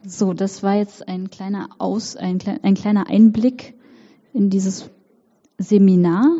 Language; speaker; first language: German; native; German